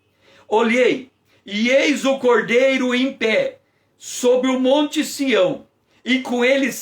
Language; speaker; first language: Portuguese; native; Portuguese